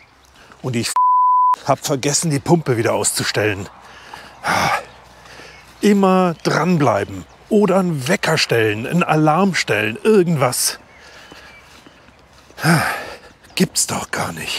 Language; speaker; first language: German; native; German